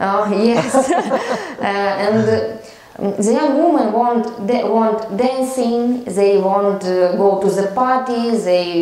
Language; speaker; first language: English; non-native, learner; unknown